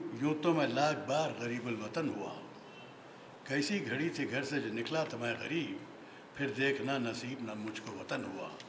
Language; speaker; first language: Urdu; native; Urdu